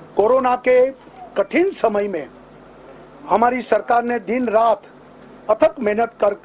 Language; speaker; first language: Hindi; non-native, local second language; Gujarati